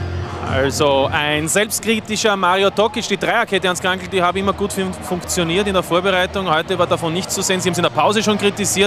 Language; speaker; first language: German; native; German